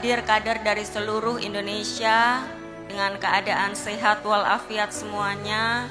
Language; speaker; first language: Indonesian; native; Indonesian